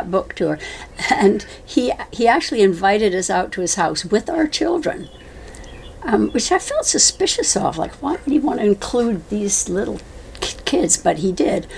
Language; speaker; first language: English; native; English